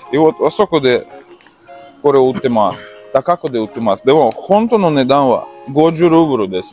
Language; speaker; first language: Japanese; non-native, learner; Russian